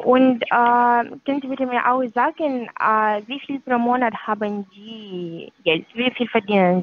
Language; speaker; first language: German; non-native, learner; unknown